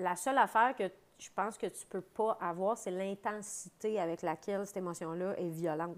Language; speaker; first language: French; native; French